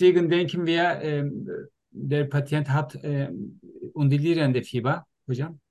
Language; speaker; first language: German; non-native, learner; Turkish